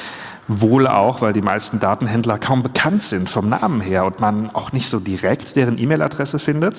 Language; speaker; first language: German; native; German